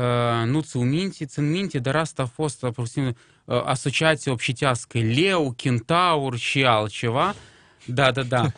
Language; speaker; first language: Romanian; non-native, local second language; Russian